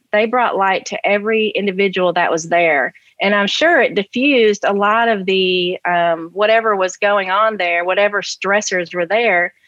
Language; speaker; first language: English; native; English